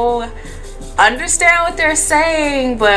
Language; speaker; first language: English; native; English